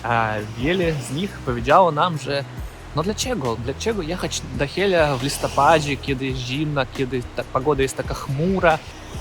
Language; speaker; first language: Polish; non-native, learner; Russian